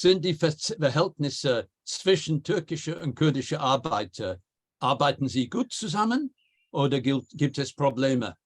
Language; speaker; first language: German; non-native, fluent; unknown